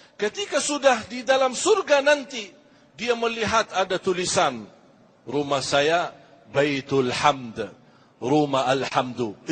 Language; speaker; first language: Malay; non-native, fluent; Arabic